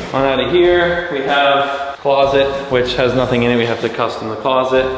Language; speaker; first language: English; native; English